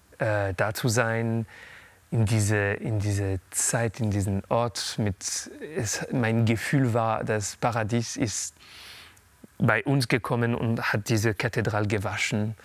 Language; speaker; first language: German; non-native, local second language; French